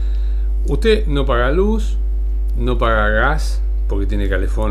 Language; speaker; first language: Spanish; native; Spanish